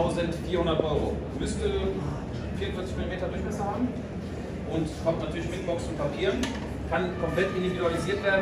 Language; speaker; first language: German; native; German